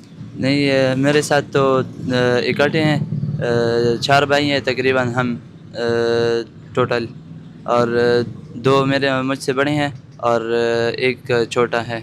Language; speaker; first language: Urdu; non-native, local second language; Pashto